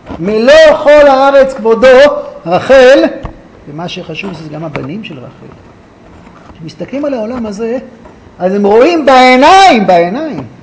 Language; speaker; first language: Hebrew; native; Hebrew